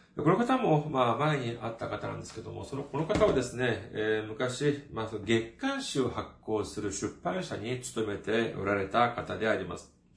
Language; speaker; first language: Japanese; non-native, fluent; Korean